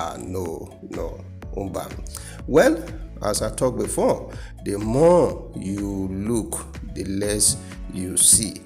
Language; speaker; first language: Nigerian Pidgin; non-native, local second language; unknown